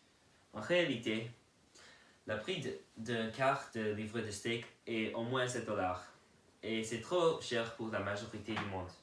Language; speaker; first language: French; non-native, learner; English